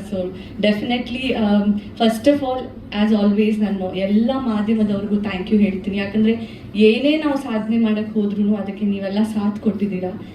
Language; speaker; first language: Kannada; non-native, local second language; Tulu